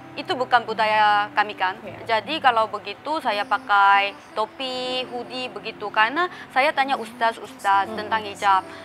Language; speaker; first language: Indonesian; non-native, fluent; Korean